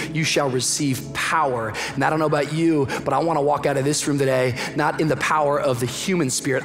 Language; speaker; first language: English; native; English